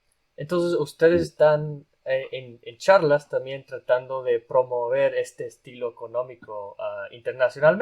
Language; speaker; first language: Spanish; non-native, fluent; English